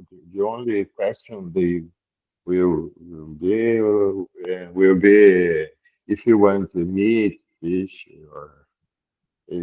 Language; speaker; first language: English; non-native, learner; Portuguese